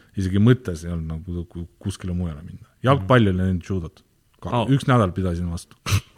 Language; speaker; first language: Estonian; non-native, local second language; Russian